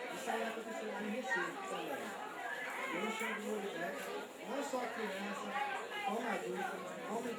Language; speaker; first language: Portuguese; native; Portuguese